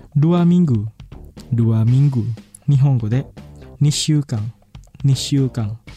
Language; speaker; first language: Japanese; non-native, fluent; Indonesian